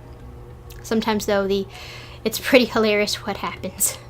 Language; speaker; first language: English; native; English